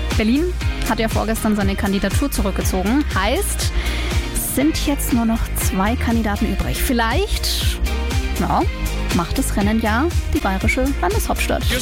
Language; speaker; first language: German; native; German